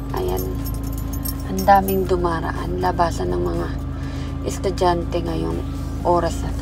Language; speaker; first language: Filipino; native; Filipino